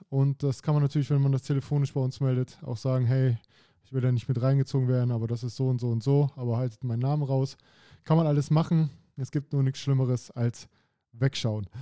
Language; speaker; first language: German; native; German